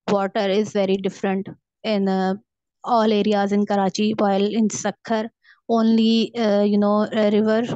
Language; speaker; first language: English; non-native, local second language; Urdu